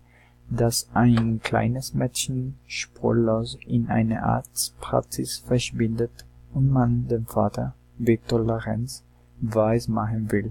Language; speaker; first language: German; non-native, learner; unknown